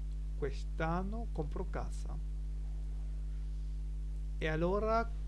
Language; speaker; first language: Italian; non-native, learner; German